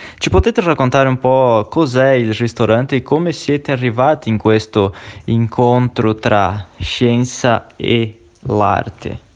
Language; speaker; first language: Italian; non-native, fluent; Portuguese